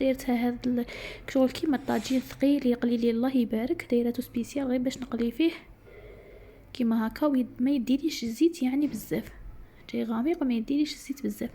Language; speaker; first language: Arabic; native; Arabic